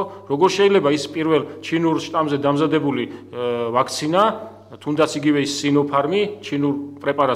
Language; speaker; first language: Georgian; native; Georgian